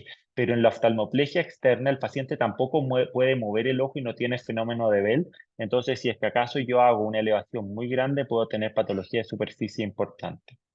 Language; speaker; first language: Spanish; native; Spanish